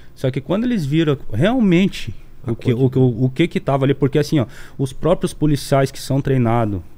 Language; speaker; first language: Portuguese; native; Portuguese